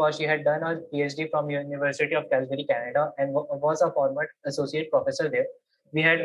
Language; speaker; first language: English; non-native, local second language; Hindi